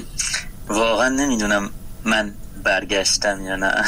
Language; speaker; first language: Persian; non-native, learner; French